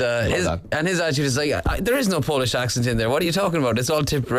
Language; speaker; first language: English; native; English